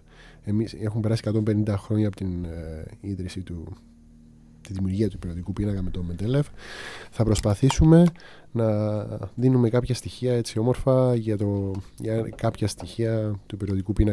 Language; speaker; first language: Greek; native; Greek